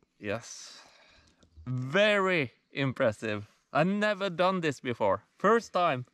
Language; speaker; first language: English; non-native, fluent; Norwegian